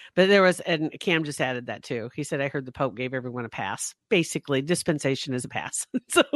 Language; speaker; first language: English; native; English